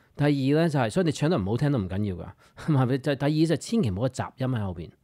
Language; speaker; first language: Cantonese; early bilingual, heritage; Cantonese